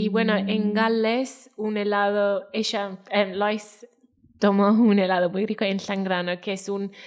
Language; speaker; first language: Spanish; non-native, fluent; Welsh